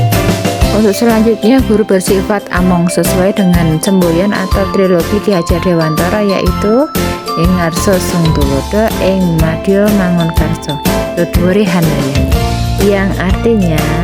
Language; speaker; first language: Indonesian; native; Indonesian